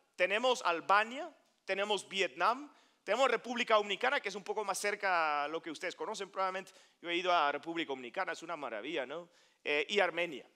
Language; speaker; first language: Spanish; non-native, fluent; Dutch